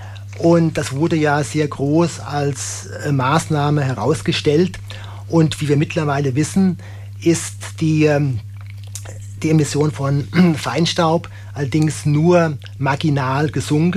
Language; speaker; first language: German; native; German